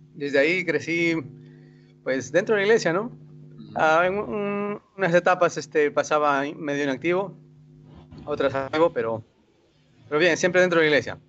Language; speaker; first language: Spanish; native; Spanish